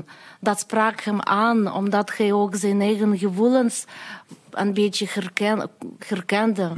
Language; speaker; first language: Dutch; non-native, fluent; Russian